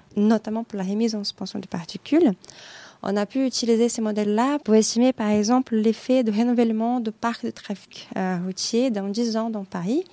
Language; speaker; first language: French; non-native, fluent; Portuguese